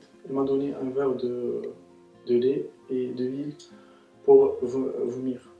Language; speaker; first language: French; non-native, local second language; Arabic